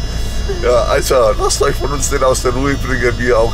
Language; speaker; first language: German; native; German